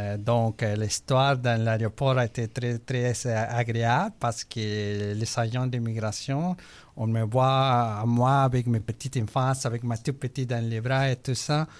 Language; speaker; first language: French; non-native, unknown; Spanish